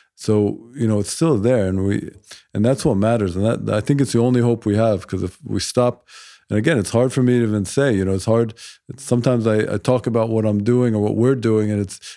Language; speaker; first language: English; native; English